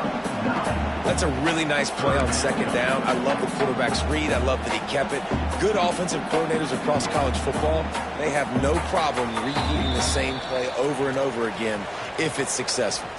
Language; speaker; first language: English; native; English